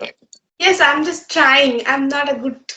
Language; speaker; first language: English; non-native, learner; Bangla